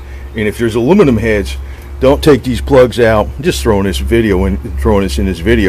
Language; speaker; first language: English; native; English